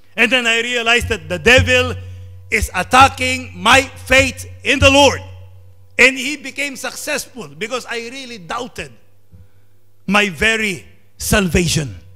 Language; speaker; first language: English; non-native, local second language; Filipino